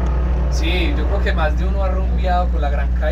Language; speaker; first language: Spanish; native; Spanish